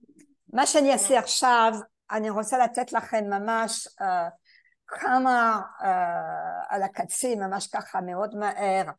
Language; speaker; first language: Hebrew; non-native, fluent; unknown